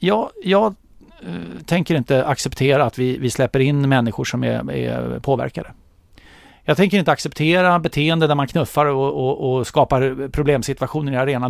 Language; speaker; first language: Swedish; native; Swedish